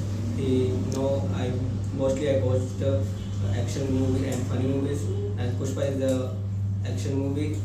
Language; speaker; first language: English; non-native, learner; Punjabi